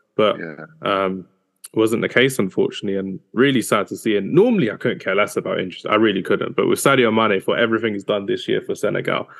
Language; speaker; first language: English; early bilingual, other home language; Hindi